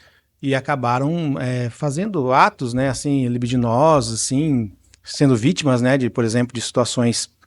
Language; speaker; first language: Portuguese; native; Portuguese